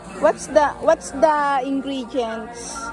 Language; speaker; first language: English; non-native, local second language; Filipino